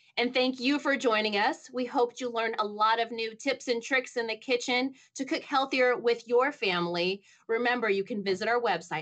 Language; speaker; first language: English; native; English